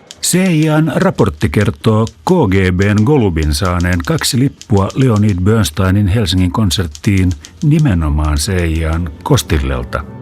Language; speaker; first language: Finnish; native; Finnish